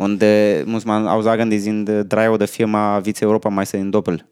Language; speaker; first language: German; non-native, learner; Romanian